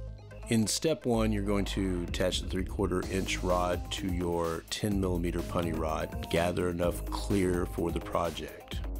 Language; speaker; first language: English; native; English